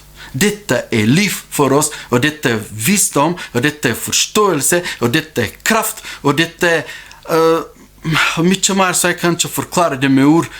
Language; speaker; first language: Norwegian; non-native, fluent; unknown